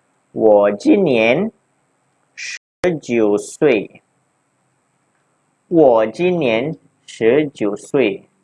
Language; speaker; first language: Chinese; non-native, local second language; Malay